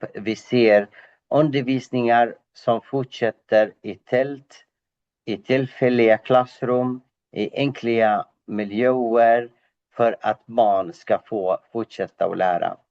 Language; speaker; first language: Swedish; non-native, fluent; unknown